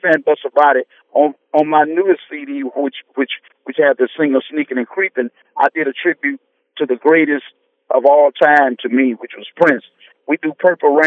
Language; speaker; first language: English; native; English